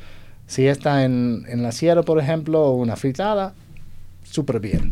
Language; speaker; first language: Spanish; non-native, fluent; English